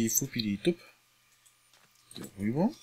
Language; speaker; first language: German; native; German